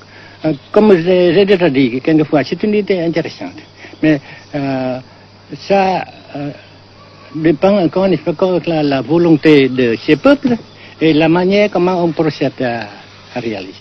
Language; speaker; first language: French; non-native, fluent; Vietnamese